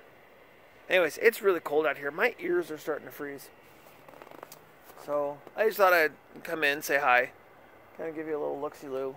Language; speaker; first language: English; native; English